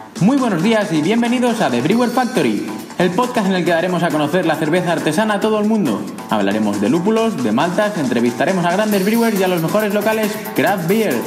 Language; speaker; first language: Spanish; native; Spanish